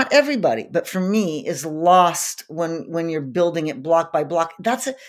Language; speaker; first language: English; native; English